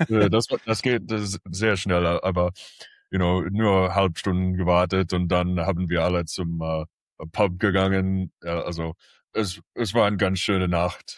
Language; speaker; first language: German; early bilingual, heritage; English